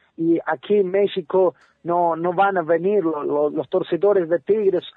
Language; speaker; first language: Portuguese; non-native, learner; Spanish